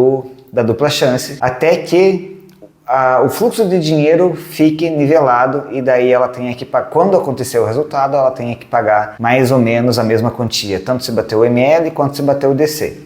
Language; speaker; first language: Portuguese; native; Portuguese